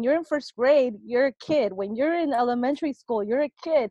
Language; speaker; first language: English; early bilingual, other home language; Spanish